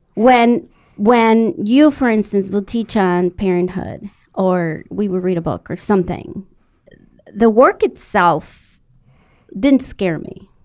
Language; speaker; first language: English; non-native, fluent; Spanish